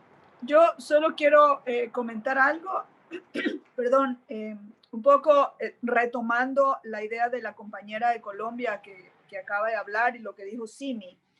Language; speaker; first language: Spanish; native; Spanish